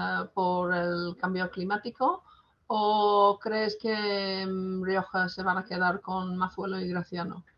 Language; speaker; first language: Spanish; non-native, fluent; English